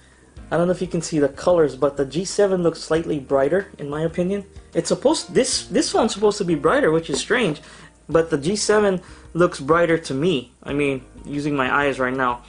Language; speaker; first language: English; native; English